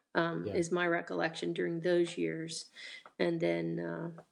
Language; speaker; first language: English; native; English